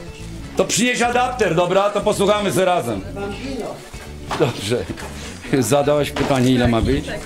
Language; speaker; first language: Polish; native; Polish